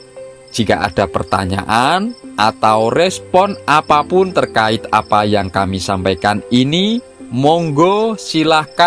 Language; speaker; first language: Indonesian; non-native, local second language; Javanese